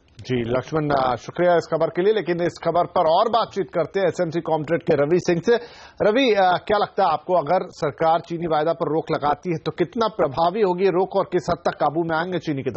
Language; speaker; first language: Hindi; native; Hindi